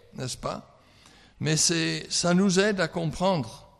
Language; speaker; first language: French; non-native, fluent; English